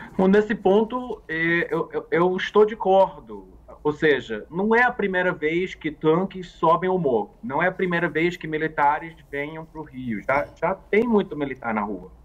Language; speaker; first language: Portuguese; non-native, fluent; English